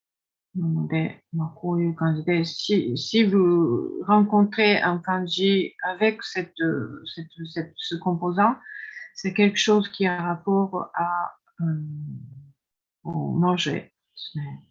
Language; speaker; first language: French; non-native, fluent; Japanese